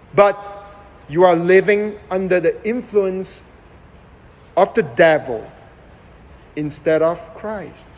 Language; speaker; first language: English; non-native, local second language; Chinese